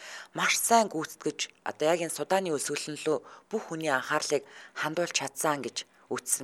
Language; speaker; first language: Mongolian; native; Mongolian